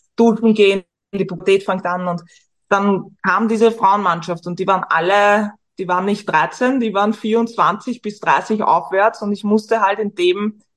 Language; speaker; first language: German; native; German